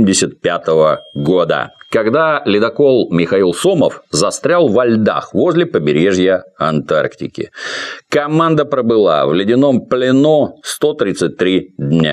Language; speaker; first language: Russian; native; Russian